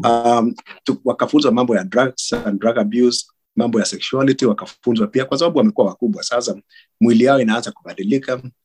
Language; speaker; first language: Swahili; non-native, local second language; Kalenjin